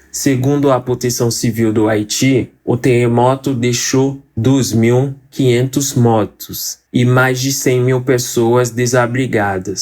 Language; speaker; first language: Portuguese; non-native, fluent; Haitian Creole